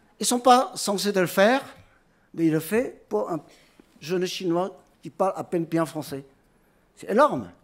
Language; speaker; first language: French; non-native, fluent; Chinese